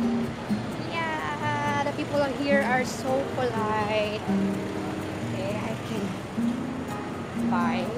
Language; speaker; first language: English; non-native, local second language; Filipino